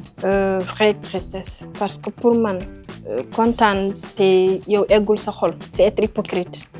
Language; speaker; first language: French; non-native, local second language; Wolof